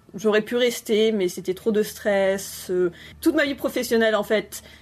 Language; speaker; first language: French; native; French